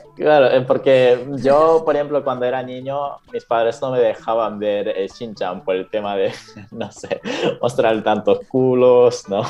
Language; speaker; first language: Spanish; non-native, fluent; Japanese